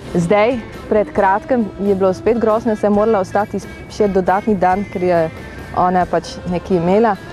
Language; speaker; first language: Slovenian; non-native, fluent; Dutch